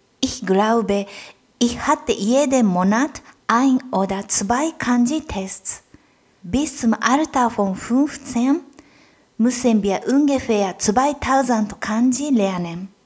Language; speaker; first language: German; non-native, fluent; Japanese